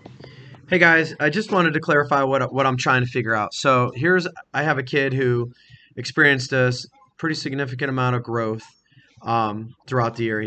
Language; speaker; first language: English; native; English